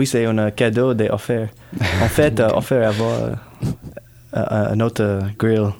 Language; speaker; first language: French; non-native, learner; English